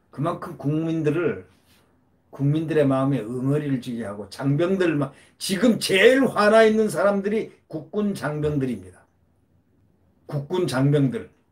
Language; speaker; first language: Korean; native; Korean